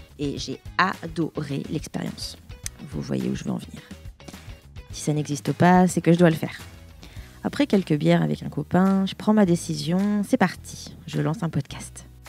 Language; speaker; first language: French; native; French